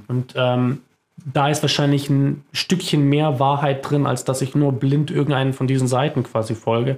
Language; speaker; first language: German; early bilingual, other home language; Croatian